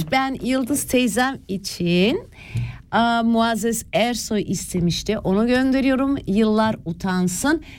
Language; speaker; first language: Turkish; early bilingual, heritage; Turkish